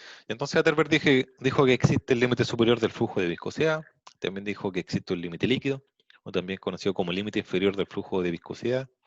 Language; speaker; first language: Spanish; native; Spanish